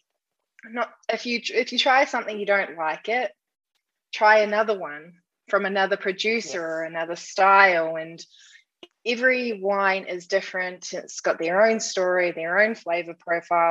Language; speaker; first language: English; native; English